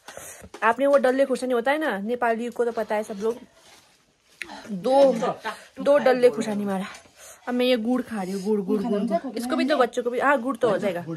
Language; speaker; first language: Hindi; non-native, local second language; Nepali